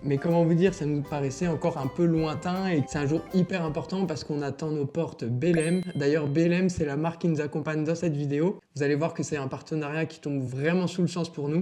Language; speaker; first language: French; native; French